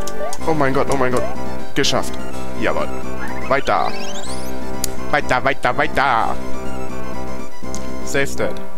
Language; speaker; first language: German; native; German